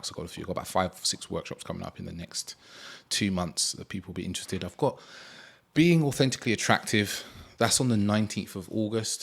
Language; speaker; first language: English; native; English